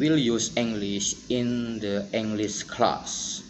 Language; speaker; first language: English; non-native, fluent; Indonesian